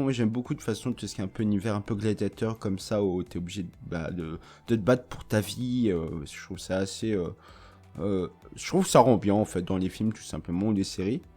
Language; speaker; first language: French; native; French